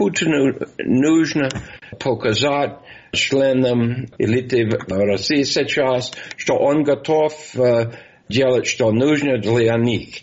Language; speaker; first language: Russian; non-native, fluent; English